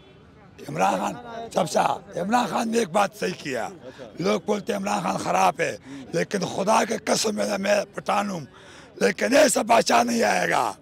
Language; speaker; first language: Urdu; non-native, local second language; Pashto